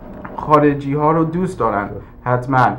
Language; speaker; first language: Persian; early bilingual, heritage; English